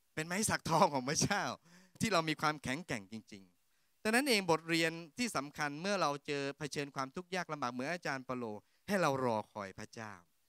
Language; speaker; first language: Thai; native; Thai